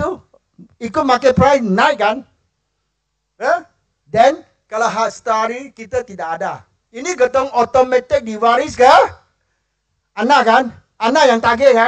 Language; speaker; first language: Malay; non-native, local second language; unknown